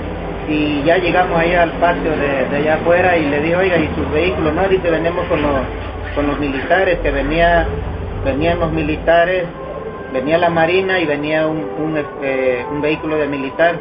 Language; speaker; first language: Spanish; native; Spanish